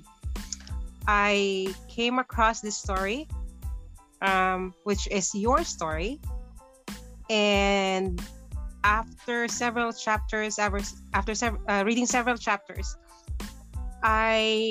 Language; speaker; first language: English; non-native, local second language; Cebuano